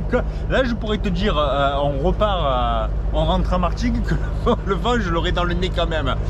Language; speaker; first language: French; native; French